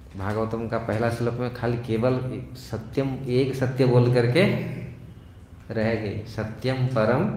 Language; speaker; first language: Hindi; non-native, local second language; Odia